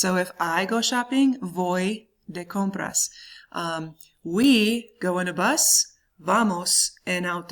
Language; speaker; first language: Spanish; non-native, fluent; English